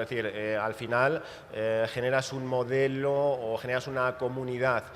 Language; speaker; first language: Spanish; native; Spanish